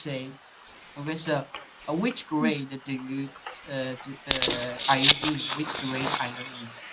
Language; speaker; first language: English; non-native, learner; Chinese